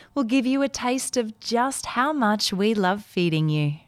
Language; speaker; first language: English; early bilingual, other home language; Dutch